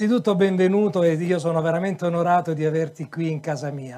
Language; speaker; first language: Italian; native; Italian